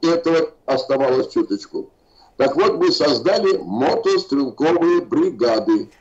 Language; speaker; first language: Russian; non-native, local second language; Armenian